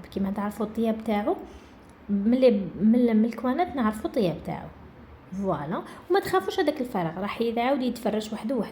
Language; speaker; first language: Arabic; native; Arabic